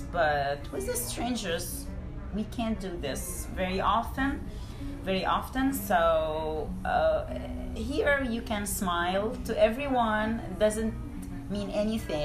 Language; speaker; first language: English; non-native, fluent; Arabic